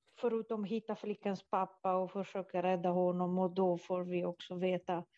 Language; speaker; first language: Swedish; non-native, fluent; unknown